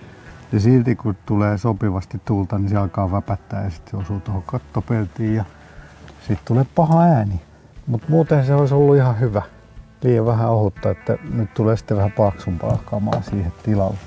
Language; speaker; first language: Finnish; native; Finnish